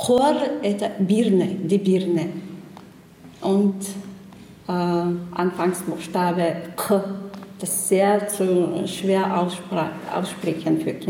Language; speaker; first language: German; non-native, learner; Chechen